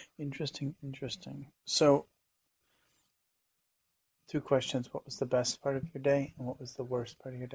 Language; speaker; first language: English; native; English